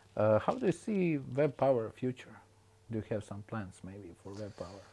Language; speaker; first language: English; non-native, fluent; Croatian